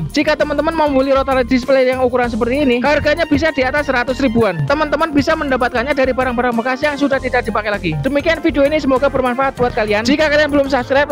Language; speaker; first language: Indonesian; native; Indonesian